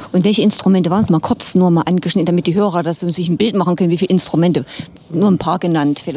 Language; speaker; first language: German; native; German